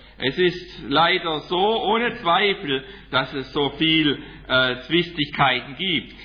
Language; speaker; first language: German; native; German